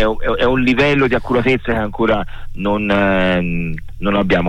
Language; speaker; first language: Italian; native; Italian